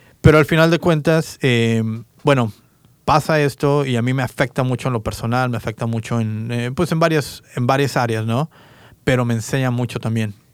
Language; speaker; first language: Spanish; native; Spanish